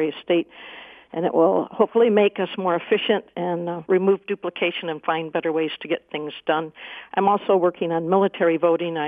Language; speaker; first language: English; native; English